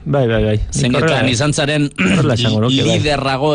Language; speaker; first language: Basque; native; Basque